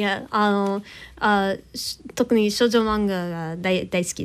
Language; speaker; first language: Japanese; non-native, learner; English